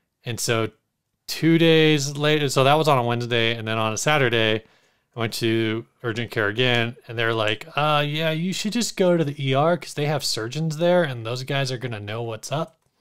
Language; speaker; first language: English; native; English